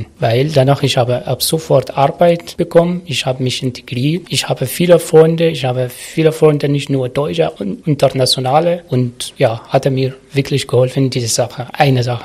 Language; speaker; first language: German; non-native, learner; Arabic